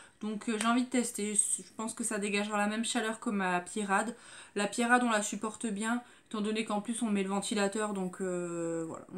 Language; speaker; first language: French; native; French